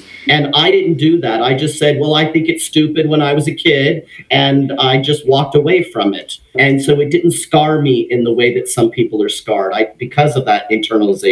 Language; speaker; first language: English; native; English